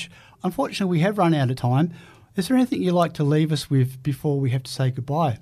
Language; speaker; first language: English; native; English